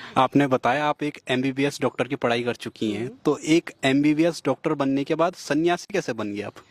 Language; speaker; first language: Hindi; native; Hindi